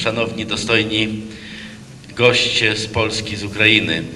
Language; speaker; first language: Ukrainian; early bilingual, heritage; Ukrainian